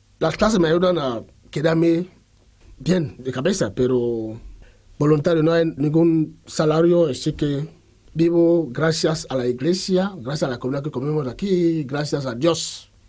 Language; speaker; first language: Spanish; non-native, fluent; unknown